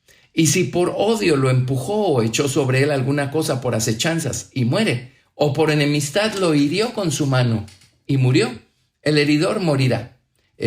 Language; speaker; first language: Spanish; native; Spanish